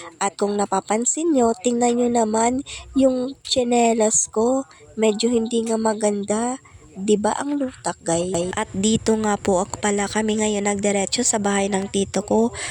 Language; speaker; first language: Filipino; non-native, local second language; Hiligaynon